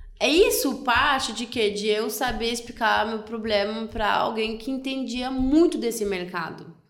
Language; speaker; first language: Portuguese; non-native, fluent; French